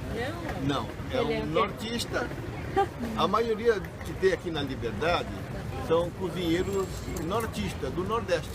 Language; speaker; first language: Portuguese; early bilingual, other home language; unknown